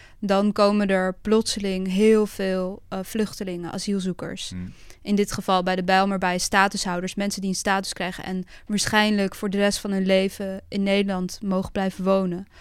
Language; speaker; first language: Dutch; early bilingual, other home language; Bosnian